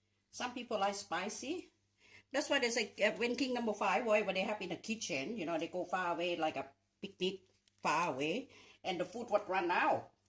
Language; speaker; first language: English; non-native, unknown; Northeastern Thai